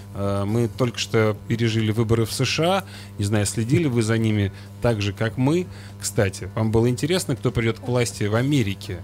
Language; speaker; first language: Russian; native; Russian